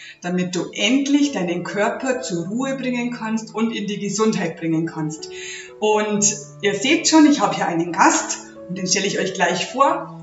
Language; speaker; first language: German; native; German